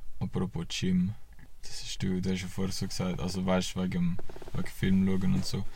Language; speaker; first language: German; native; German